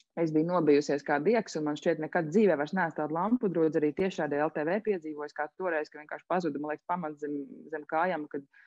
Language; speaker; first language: Latvian; native; Latvian